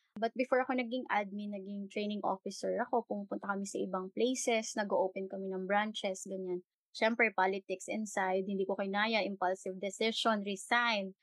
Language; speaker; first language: Filipino; non-native, local second language; Hiligaynon